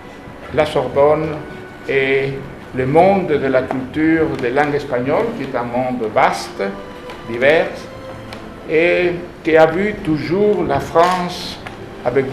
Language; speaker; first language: French; non-native, fluent; Spanish